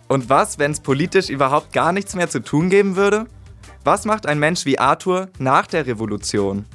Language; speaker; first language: German; native; German